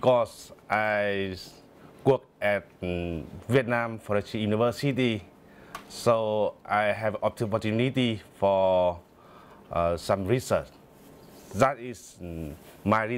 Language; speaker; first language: English; non-native, learner; Vietnamese